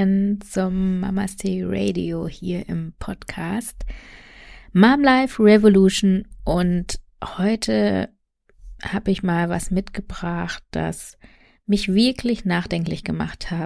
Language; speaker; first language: German; native; German